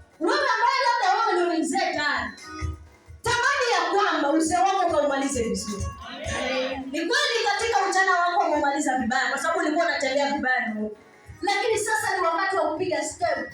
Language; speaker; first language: Swahili; non-native, local second language; Kamba